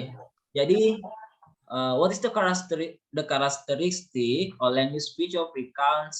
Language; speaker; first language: English; non-native, learner; Indonesian